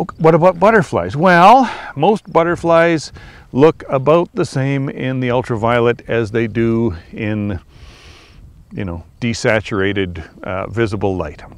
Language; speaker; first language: English; native; English